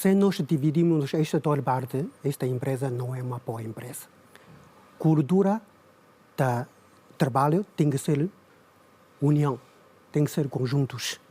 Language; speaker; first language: Portuguese; non-native, learner; Chinese